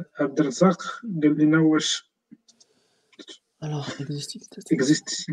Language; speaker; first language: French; non-native, local second language; Arabic